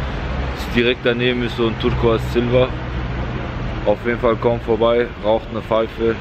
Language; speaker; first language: German; early bilingual, other home language; Turkish